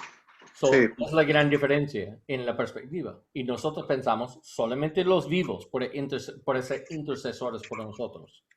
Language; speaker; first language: Spanish; non-native, learner; English